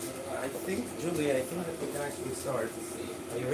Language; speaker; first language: English; non-native, learner; Russian